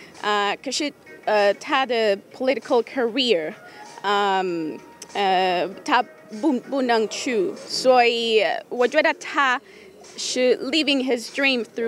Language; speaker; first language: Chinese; non-native, learner; Spanish